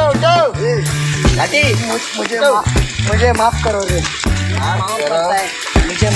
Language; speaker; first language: Hindi; non-native, local second language; Konkani